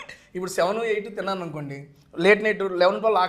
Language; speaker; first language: Telugu; native; Telugu